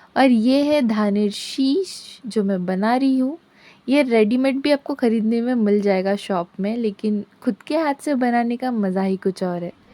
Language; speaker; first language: Hindi; non-native, local second language; Bangla